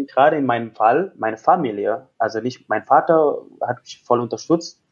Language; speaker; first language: German; non-native, fluent; Indonesian